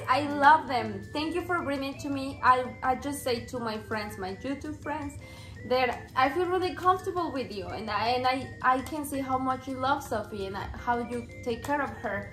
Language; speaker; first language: English; non-native, fluent; Spanish